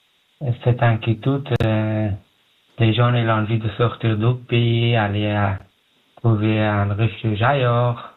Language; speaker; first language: French; non-native, learner; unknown